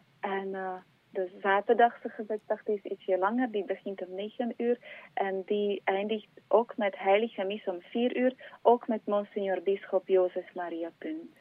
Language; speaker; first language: Dutch; non-native, fluent; Slovak